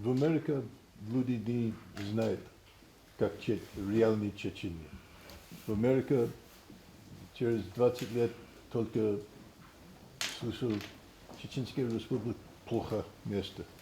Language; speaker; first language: Russian; non-native, learner; English